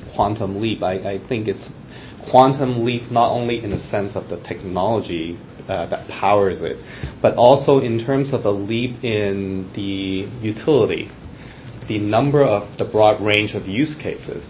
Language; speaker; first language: English; non-native, local second language; Cantonese